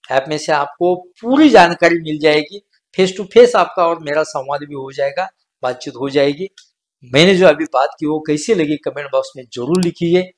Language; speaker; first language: Hindi; non-native, local second language; Marathi